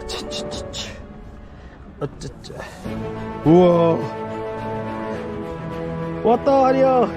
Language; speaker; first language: Korean; native; Korean